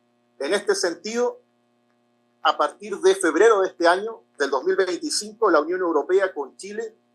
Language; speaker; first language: Spanish; native; Spanish